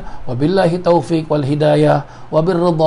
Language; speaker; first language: Malay; native; Malay